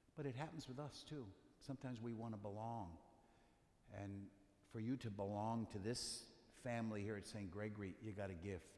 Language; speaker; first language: English; native; English